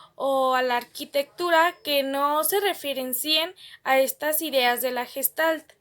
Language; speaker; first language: Spanish; native; Spanish